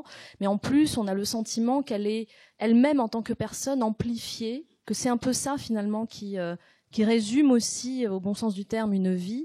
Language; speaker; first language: French; native; French